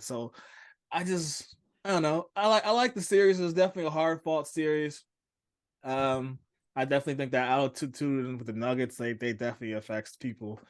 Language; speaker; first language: English; native; English